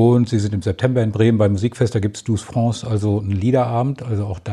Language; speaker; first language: German; native; German